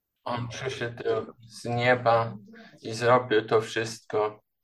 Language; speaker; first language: Polish; non-native, learner; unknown